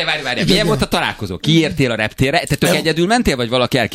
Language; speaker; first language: Hungarian; native; Hungarian